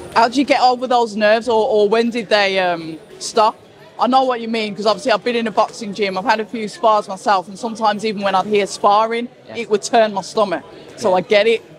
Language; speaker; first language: English; native; English